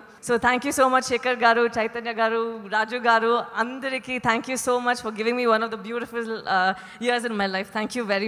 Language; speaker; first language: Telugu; non-native, local second language; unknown